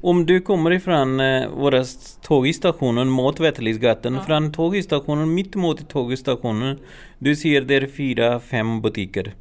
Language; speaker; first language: Swedish; non-native, learner; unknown